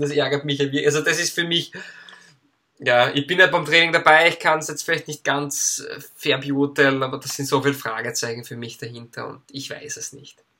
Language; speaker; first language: German; native; German